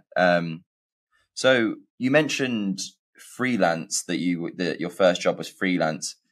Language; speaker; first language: English; native; English